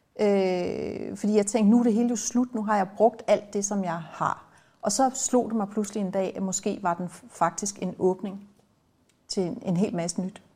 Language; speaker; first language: Danish; native; Danish